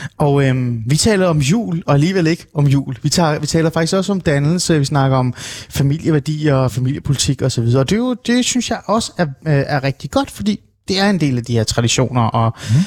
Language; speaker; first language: Danish; non-native, local second language; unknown